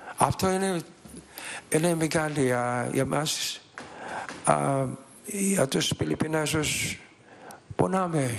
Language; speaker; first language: Greek; non-native, learner; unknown